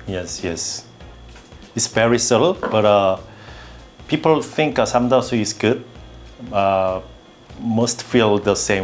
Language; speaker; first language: English; non-native, learner; Korean